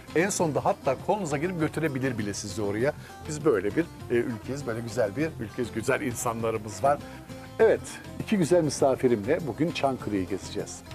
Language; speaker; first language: Turkish; native; Turkish